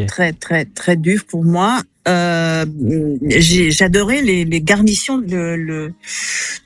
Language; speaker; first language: French; non-native, fluent; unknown